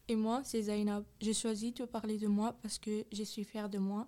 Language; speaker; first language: French; early bilingual, other home language; Arabic